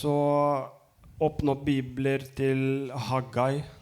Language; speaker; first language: Norwegian; non-native, fluent; Lithuanian